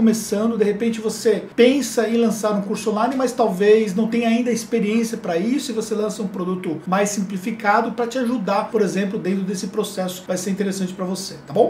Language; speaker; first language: Portuguese; native; Portuguese